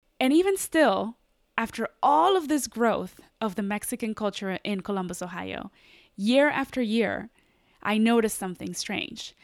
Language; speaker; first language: English; early bilingual, other home language; Spanish